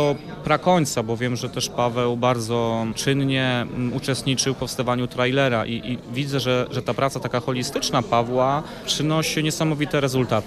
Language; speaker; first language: Polish; native; Polish